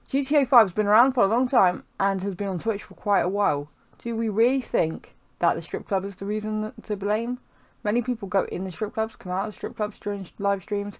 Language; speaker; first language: English; native; English